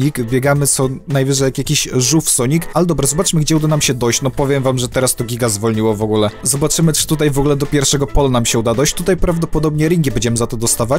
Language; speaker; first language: Polish; native; Polish